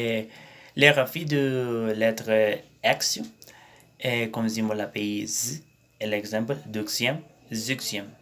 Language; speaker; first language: French; non-native, learner; Spanish